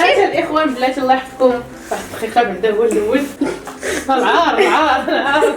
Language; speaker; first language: Arabic; native; Arabic